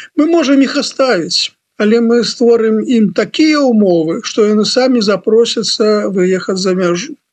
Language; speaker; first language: Belarusian; non-native, local second language; Russian